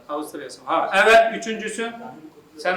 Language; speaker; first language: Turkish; non-native, fluent; Urdu